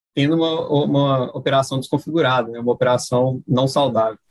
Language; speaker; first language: Portuguese; native; Portuguese